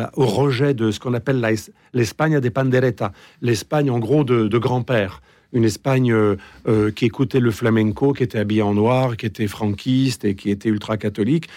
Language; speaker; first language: French; native; French